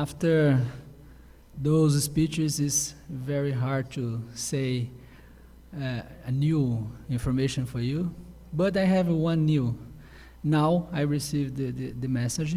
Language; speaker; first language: English; non-native, learner; Portuguese